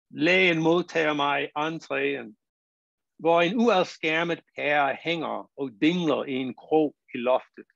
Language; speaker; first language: Danish; non-native, fluent; English